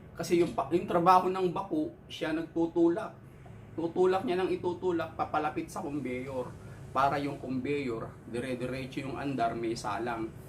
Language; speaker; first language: Filipino; native; Filipino